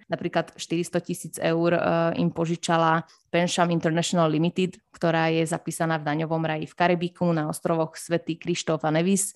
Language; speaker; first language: Slovak; native; Slovak